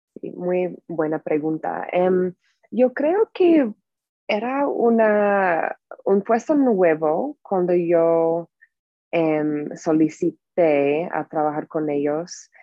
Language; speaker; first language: Spanish; non-native, fluent; English